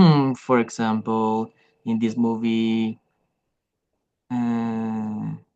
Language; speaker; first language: English; non-native, learner; Spanish